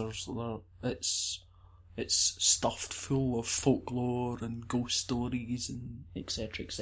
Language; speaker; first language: English; native; English